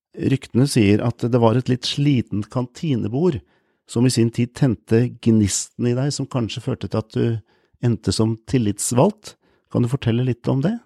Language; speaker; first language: Norwegian; native; Norwegian